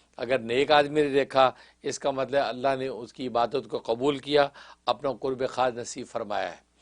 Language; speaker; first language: Urdu; native; Urdu